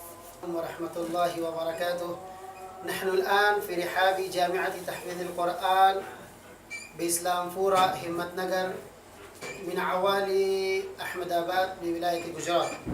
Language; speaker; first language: Arabic; non-native, fluent; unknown